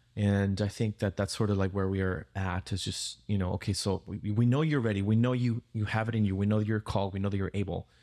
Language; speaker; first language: English; non-native, fluent; Spanish